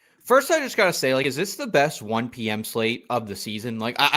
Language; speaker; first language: English; native; English